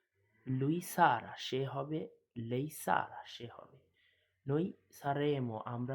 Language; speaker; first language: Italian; non-native, learner; Bangla